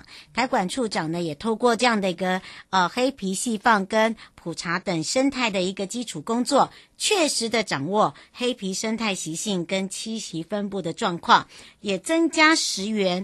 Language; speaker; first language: Chinese; native; Chinese